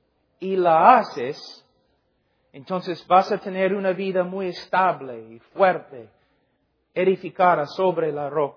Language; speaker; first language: Spanish; non-native, fluent; English